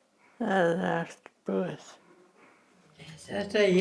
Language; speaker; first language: Icelandic; non-native, fluent; German